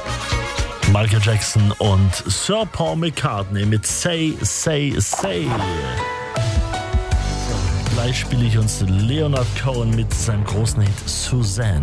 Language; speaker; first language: German; native; German